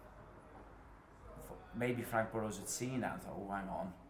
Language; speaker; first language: English; native; English